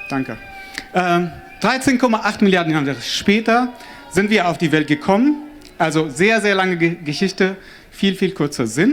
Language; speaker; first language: German; non-native, fluent; Arabic